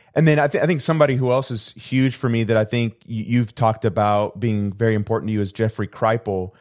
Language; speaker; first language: English; native; English